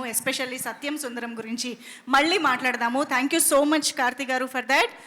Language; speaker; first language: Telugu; native; Telugu